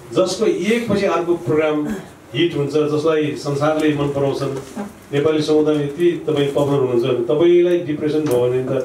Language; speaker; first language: Nepali; native; Nepali